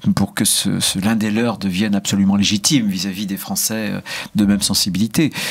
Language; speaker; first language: French; native; French